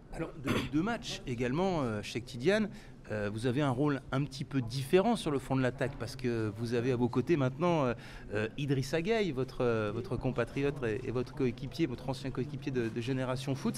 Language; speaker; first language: French; native; French